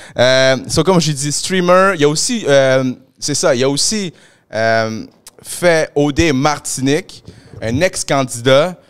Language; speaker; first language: French; early bilingual, other home language; Spanish